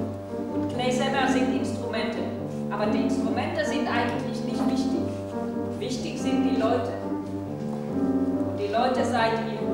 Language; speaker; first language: German; non-native, fluent; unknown